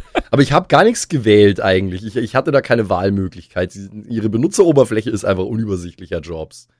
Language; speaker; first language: German; native; German